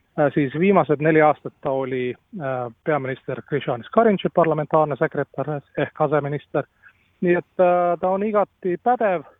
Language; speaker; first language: Estonian; non-native, fluent; Latvian